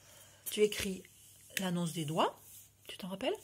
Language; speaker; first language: French; native; French